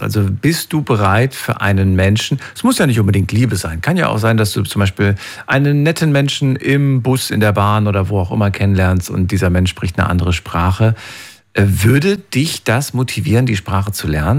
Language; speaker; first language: German; native; German